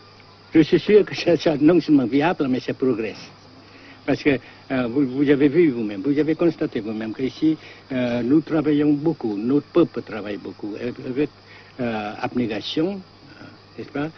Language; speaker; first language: French; non-native, fluent; Vietnamese